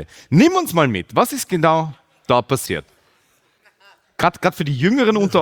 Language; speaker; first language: German; native; German